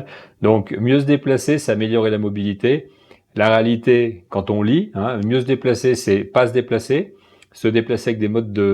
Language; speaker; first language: French; native; French